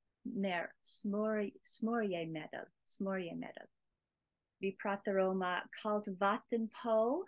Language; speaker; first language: Swedish; non-native, learner; English